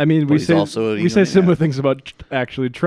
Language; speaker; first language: English; native; English